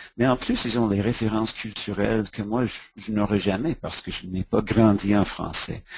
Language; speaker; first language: French; non-native, local second language; English